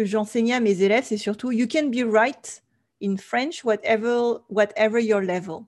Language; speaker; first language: French; native; French